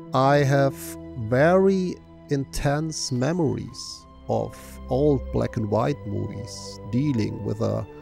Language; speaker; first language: English; non-native, fluent; German